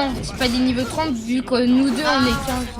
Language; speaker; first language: French; native; French